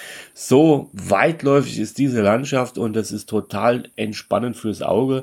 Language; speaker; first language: German; native; German